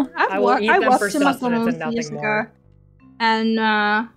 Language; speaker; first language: English; native; English